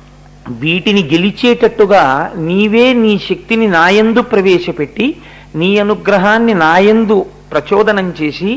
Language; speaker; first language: Telugu; native; Telugu